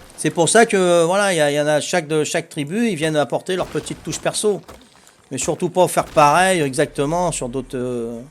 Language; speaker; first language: French; native; French